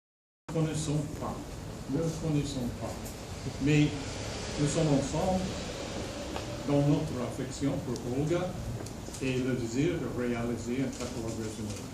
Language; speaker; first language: French; non-native, fluent; English